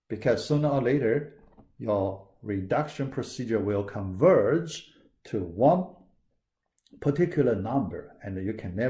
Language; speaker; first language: English; non-native, fluent; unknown